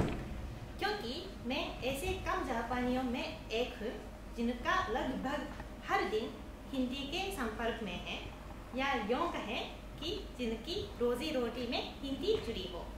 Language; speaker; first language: Hindi; non-native, fluent; Japanese